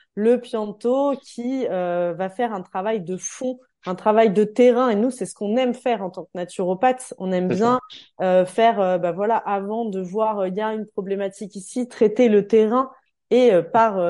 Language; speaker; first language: French; native; French